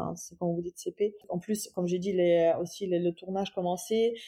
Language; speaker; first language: French; non-native, fluent; German